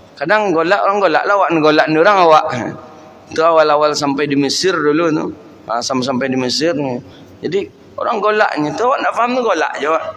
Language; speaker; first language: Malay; non-native, local second language; Minangkabau